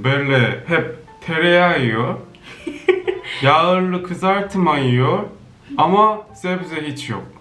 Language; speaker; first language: Turkish; non-native, learner; Korean